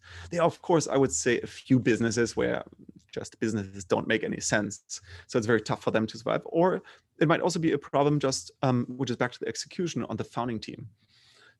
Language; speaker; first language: English; non-native, fluent; German